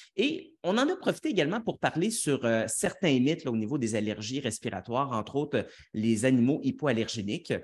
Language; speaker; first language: French; native; French